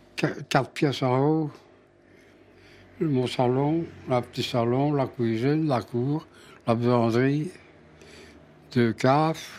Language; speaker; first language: French; native; French